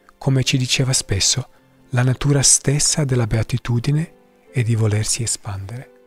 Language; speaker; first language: Italian; non-native, fluent; English